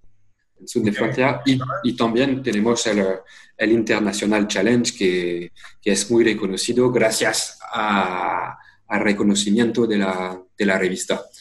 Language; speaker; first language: Spanish; non-native, fluent; French